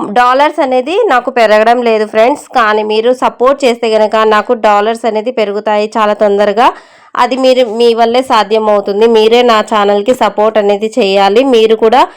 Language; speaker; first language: Telugu; non-native, local second language; Urdu